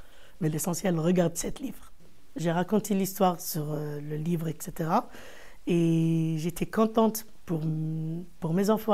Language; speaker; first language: French; non-native, learner; Arabic